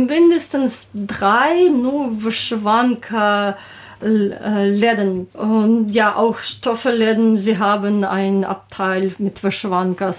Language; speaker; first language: German; non-native, learner; Ukrainian